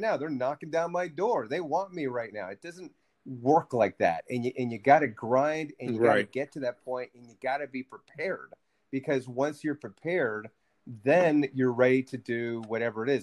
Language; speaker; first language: English; early bilingual, other home language; Spanish